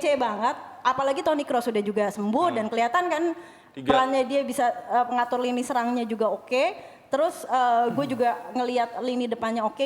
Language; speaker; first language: Indonesian; native; Indonesian